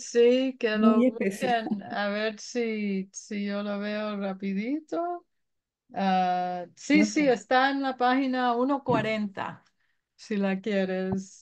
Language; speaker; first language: Spanish; early bilingual, heritage; Spanish